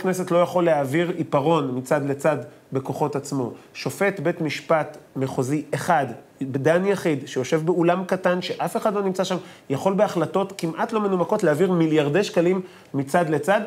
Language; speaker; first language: Hebrew; native; Hebrew